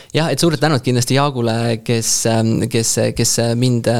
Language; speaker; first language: Estonian; native; Estonian